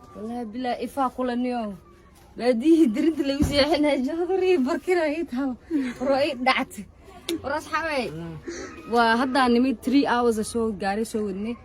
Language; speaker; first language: Somali; early bilingual, heritage; Somali